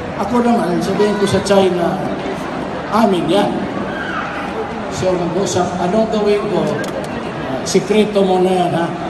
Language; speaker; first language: Filipino; non-native, local second language; Cebuano